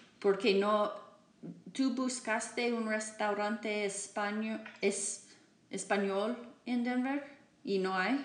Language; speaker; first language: Spanish; non-native, learner; English